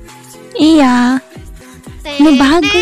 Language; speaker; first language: Indonesian; non-native, learner; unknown